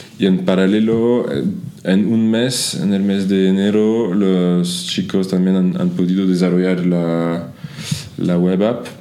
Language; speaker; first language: Spanish; non-native, fluent; French